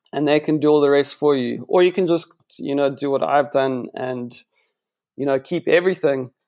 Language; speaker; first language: English; native; English